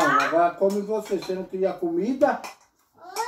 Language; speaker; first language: Portuguese; native; Portuguese